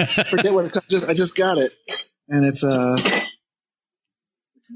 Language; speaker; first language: English; native; English